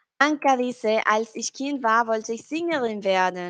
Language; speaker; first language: German; non-native, learner; Spanish